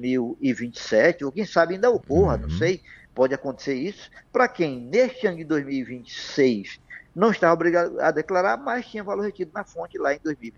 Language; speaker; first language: Portuguese; native; Portuguese